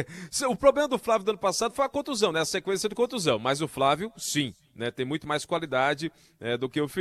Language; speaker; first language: Portuguese; native; Portuguese